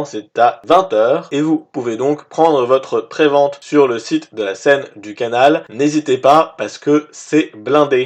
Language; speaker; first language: French; native; French